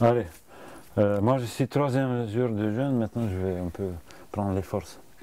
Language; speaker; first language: French; non-native, fluent; Bulgarian